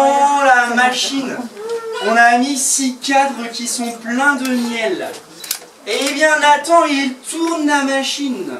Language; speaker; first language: French; native; French